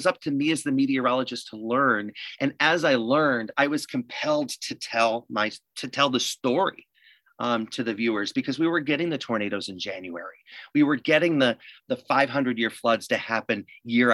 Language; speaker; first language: English; native; English